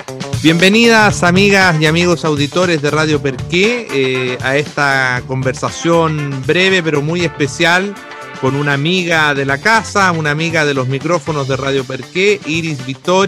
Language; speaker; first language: Spanish; native; Spanish